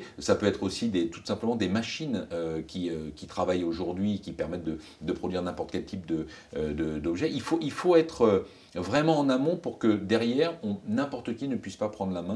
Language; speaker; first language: French; native; French